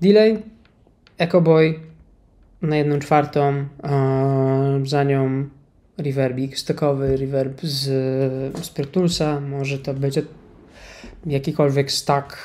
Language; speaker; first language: Polish; native; Polish